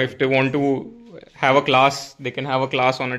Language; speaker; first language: English; non-native, local second language; Hindi